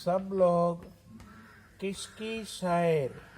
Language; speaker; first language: Hindi; non-native, local second language; Telugu